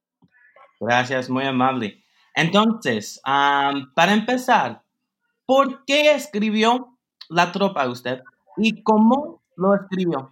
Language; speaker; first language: Spanish; non-native, fluent; English